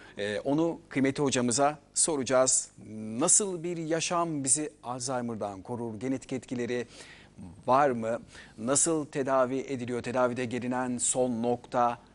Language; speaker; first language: Turkish; native; Turkish